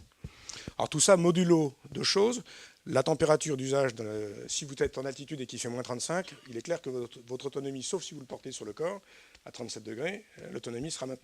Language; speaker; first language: French; native; French